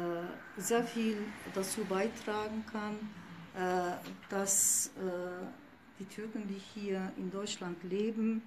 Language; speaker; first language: German; non-native, fluent; Turkish